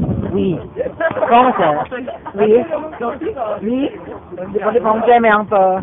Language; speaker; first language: French; non-native, learner; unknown